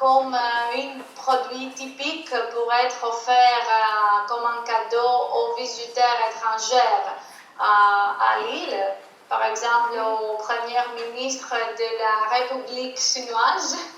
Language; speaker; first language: French; non-native, fluent; Greek